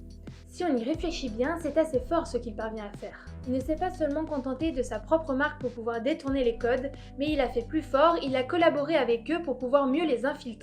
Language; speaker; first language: French; native; French